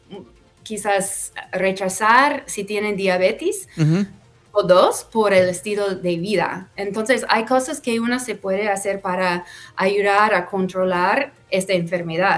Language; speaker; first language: Spanish; non-native, fluent; English